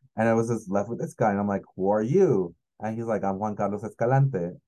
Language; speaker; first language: English; non-native, fluent; Spanish